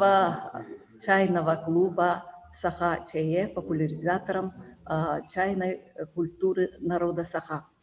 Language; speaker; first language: Russian; native; Russian